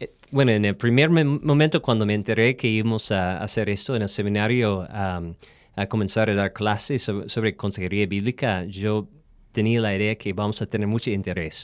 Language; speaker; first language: Spanish; non-native, fluent; English